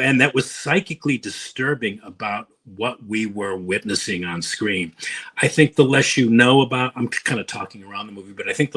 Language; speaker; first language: English; native; English